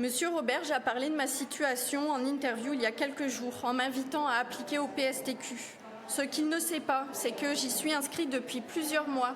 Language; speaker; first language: French; native; French